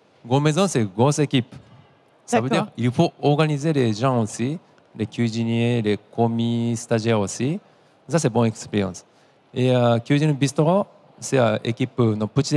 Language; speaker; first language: French; non-native, learner; Japanese